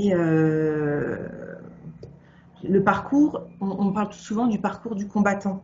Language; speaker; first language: French; native; French